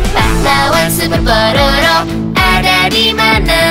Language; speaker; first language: Indonesian; non-native, fluent; Arabic